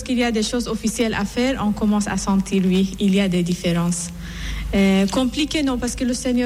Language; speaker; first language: French; non-native, fluent; Persian